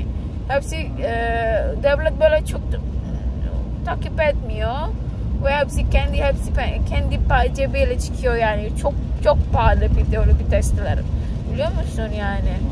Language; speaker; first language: Turkish; non-native, learner; Indonesian